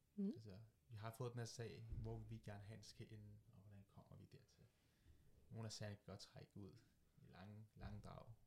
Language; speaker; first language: Danish; early bilingual, other home language; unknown